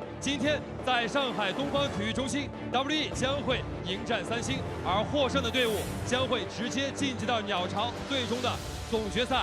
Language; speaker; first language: Chinese; native; Chinese